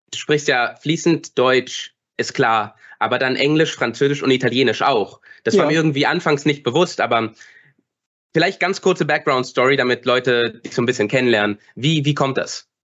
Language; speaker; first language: German; native; German